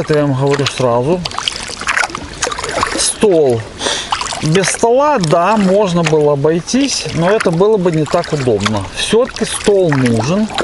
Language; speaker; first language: Russian; native; Russian